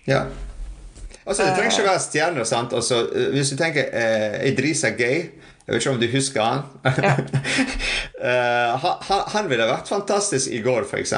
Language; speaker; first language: Norwegian; non-native, fluent; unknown